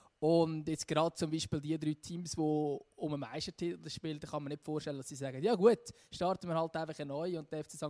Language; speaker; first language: German; native; German